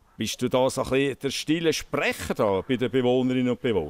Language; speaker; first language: German; native; German